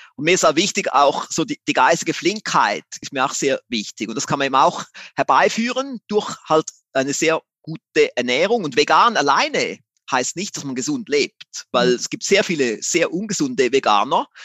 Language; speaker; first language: German; native; German